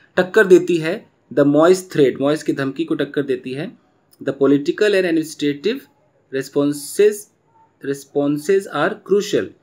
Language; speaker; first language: Hindi; native; Hindi